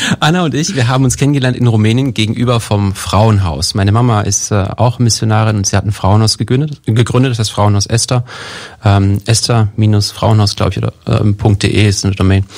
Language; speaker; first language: German; early bilingual, heritage; German